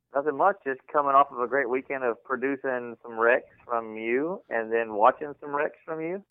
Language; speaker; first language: English; native; English